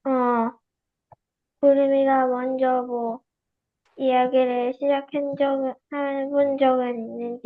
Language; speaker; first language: Korean; early bilingual, heritage; Korean